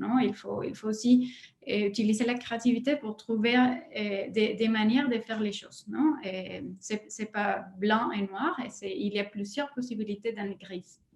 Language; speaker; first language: French; non-native, fluent; Spanish